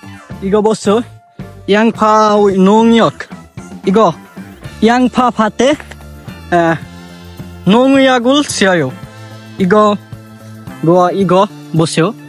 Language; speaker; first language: Korean; non-native, learner; Bangla